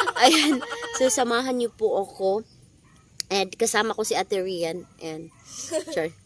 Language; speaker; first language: Filipino; non-native, local second language; Cebuano